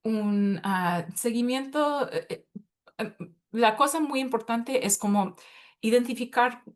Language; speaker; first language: Spanish; early bilingual, heritage; Spanish